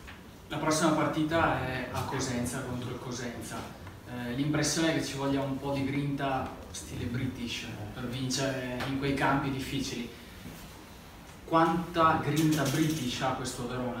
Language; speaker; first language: Italian; native; Italian